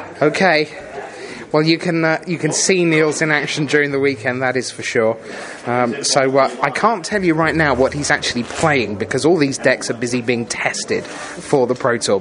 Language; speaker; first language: English; native; English